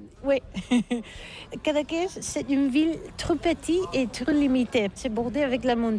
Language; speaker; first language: French; non-native, learner; Catalan